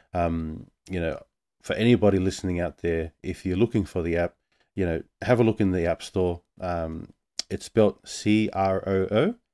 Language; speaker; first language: English; native; English